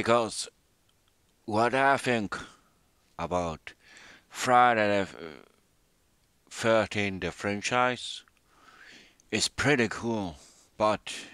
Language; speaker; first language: English; non-native, fluent; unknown